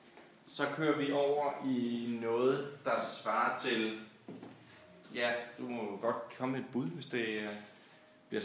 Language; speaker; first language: Danish; native; Danish